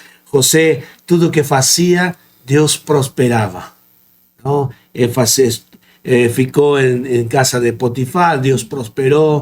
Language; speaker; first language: Portuguese; non-native, fluent; Spanish